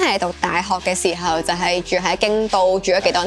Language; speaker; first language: Cantonese; native; Cantonese